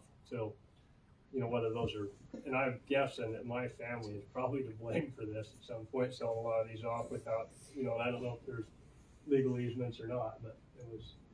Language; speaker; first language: English; native; English